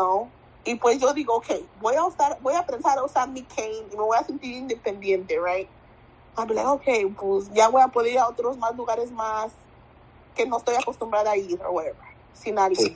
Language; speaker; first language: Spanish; early bilingual, other home language; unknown